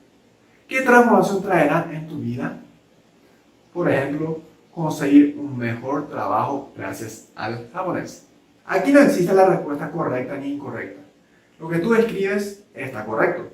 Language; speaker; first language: Spanish; non-native, local second language; Japanese